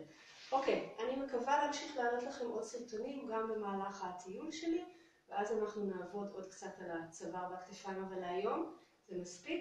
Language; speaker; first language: Hebrew; native; Hebrew